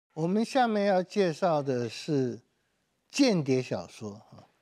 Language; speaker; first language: Chinese; native; Chinese